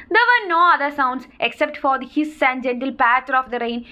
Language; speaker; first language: English; non-native, local second language; Malayalam